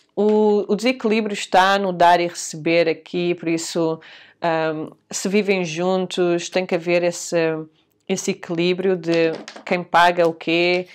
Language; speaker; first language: Portuguese; early bilingual, heritage; Portuguese